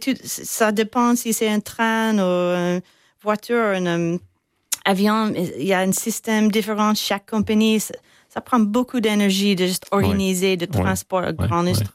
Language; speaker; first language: French; non-native, fluent; English